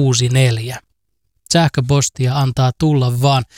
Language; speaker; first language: Finnish; native; Finnish